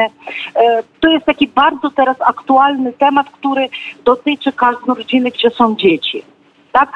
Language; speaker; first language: Polish; non-native, fluent; Ukrainian